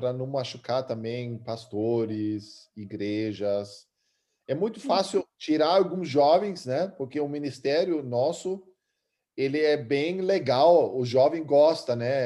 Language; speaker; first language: Portuguese; early bilingual, other home language; German